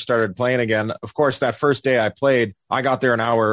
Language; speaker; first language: English; native; English